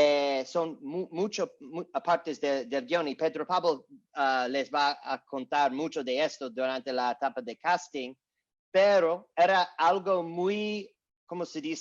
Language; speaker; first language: Spanish; non-native, learner; English